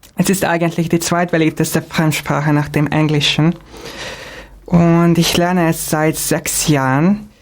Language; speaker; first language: German; non-native, fluent; Hungarian